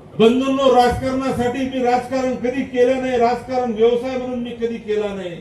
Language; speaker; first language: Marathi; non-native, local second language; Lambadi